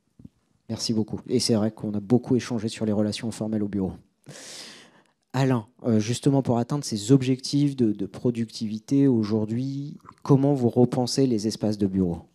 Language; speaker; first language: French; native; French